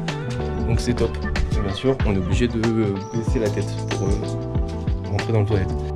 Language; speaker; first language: French; native; French